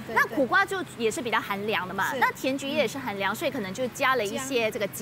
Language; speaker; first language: Chinese; native; Chinese